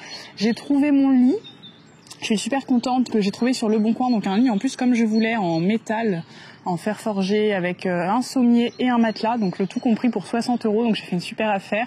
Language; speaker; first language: French; native; French